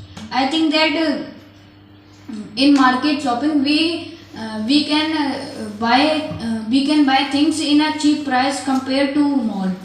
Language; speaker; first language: English; non-native, learner; Hindi